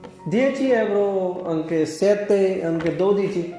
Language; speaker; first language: Italian; non-native, learner; Urdu